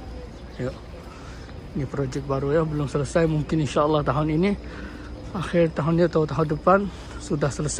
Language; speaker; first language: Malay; early bilingual, heritage; Malay